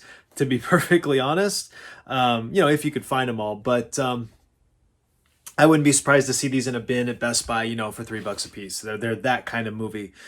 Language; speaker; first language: English; native; English